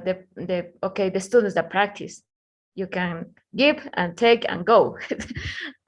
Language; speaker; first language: English; non-native, learner; Spanish